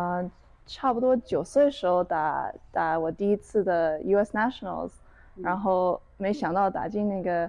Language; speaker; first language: Chinese; early bilingual, heritage; Chinese